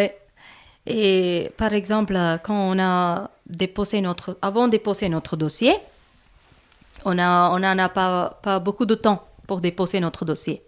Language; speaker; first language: French; non-native, learner; Malayalam